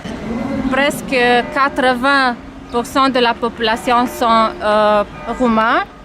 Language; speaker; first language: French; non-native, fluent; Romanian